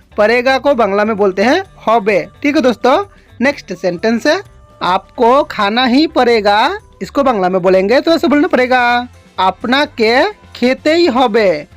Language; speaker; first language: Hindi; native; Hindi